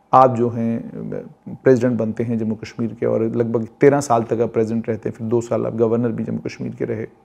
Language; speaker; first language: Hindi; non-native, local second language; Kashmiri